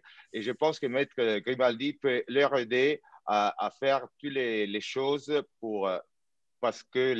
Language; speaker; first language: French; non-native, fluent; Italian